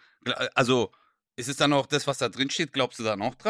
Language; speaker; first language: German; native; German